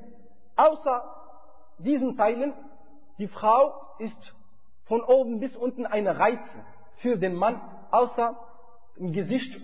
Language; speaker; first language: German; non-native, fluent; Arabic